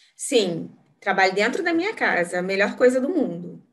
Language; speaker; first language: Portuguese; native; Portuguese